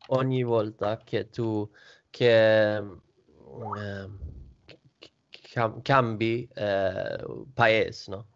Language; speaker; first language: Italian; non-native, learner; Swedish